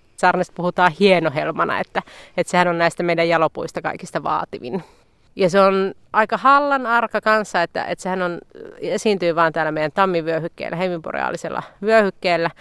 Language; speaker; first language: Finnish; native; Finnish